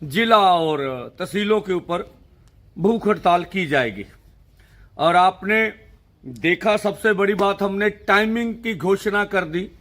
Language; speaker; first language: Hindi; non-native, local second language; Punjabi